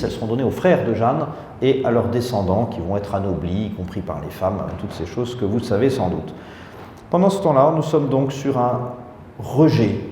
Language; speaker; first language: French; native; French